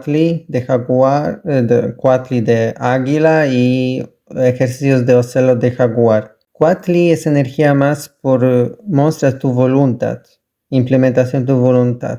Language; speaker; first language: Spanish; non-native, learner; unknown